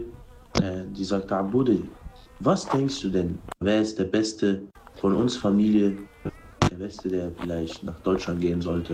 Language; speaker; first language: German; non-native, fluent; Arabic